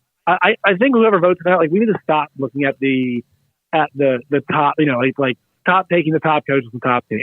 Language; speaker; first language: English; native; English